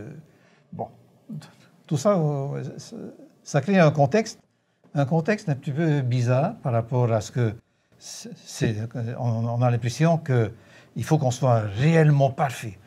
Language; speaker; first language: French; native; French